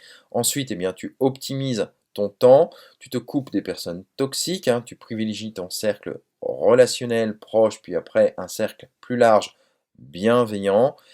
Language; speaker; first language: French; native; French